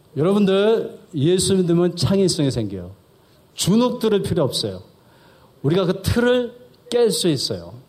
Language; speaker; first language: Korean; early bilingual, heritage; Korean